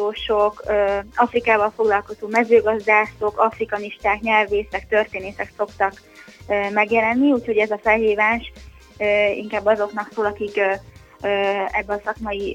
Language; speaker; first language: Hungarian; native; Hungarian